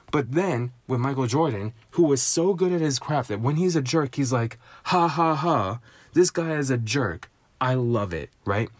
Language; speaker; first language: English; native; English